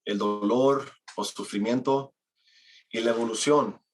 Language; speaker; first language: Spanish; early bilingual, heritage; Spanish